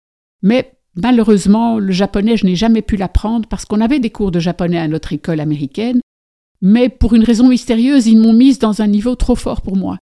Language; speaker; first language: French; native; French